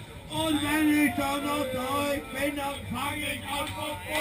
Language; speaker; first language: German; native; German